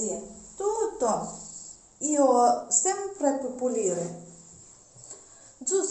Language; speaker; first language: Italian; non-native, learner; Mizo